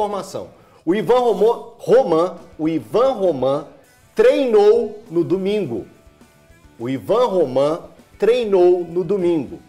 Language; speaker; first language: Portuguese; native; Portuguese